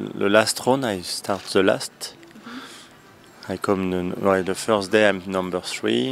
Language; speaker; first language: English; non-native, learner; French